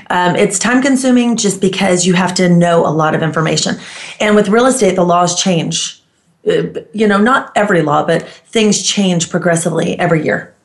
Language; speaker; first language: English; non-native, fluent; Greek